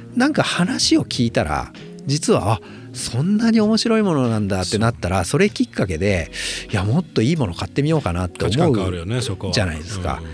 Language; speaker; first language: Japanese; native; Japanese